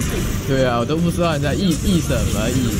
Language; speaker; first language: Chinese; native; Chinese